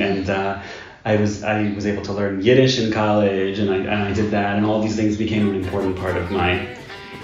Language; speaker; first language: English; native; English